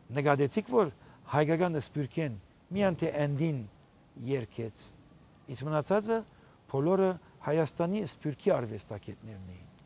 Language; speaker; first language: Armenian; early bilingual, heritage; Armenian